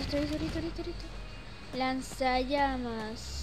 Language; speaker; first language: Spanish; native; Spanish